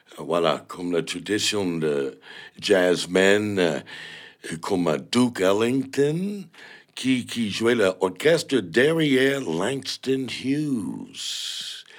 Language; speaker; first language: French; non-native, learner; English